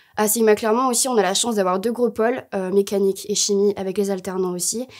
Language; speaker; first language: French; native; French